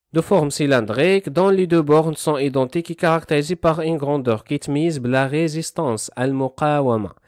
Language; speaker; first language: French; non-native, local second language; Arabic